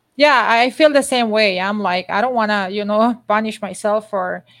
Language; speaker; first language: English; non-native, fluent; Spanish